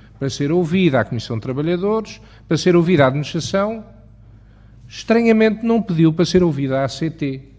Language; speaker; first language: Portuguese; native; Portuguese